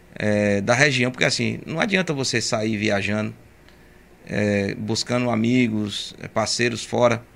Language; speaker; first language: Portuguese; native; Portuguese